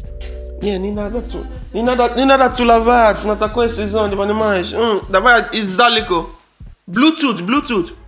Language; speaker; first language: Russian; non-native, learner; Arabic